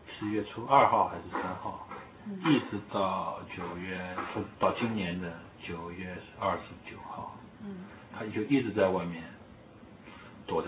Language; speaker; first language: Chinese; native; Chinese